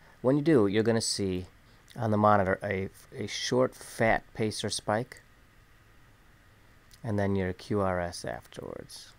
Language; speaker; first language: English; native; English